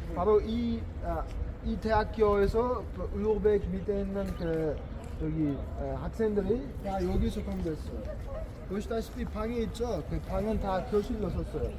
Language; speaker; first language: Korean; non-native, learner; Uzbek